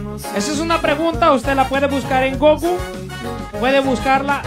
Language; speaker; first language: Spanish; native; Spanish